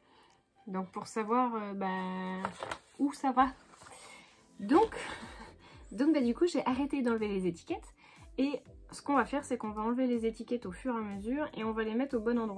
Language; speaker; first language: French; native; French